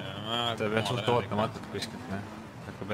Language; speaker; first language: Estonian; native; Estonian